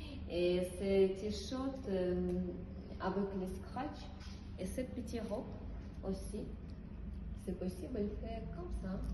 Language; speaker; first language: French; non-native, fluent; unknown